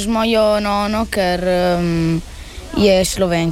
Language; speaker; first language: Slovenian; early bilingual, heritage; Italian